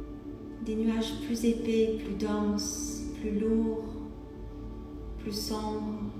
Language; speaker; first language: French; native; French